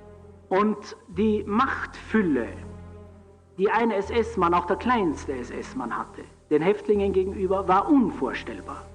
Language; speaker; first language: German; non-native, fluent; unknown